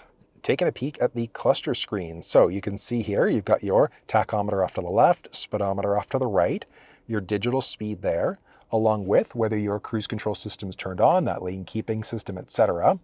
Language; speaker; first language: English; native; English